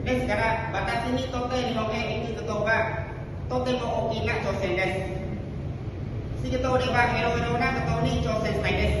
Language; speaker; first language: Japanese; non-native, learner; Khmer